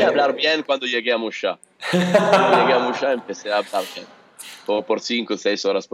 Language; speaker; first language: Spanish; non-native, learner; Italian